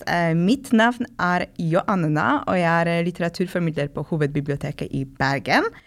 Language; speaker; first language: Norwegian; non-native, fluent; Polish